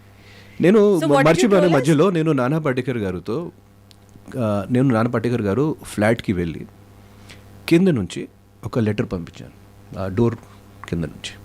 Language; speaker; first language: Telugu; non-native, fluent; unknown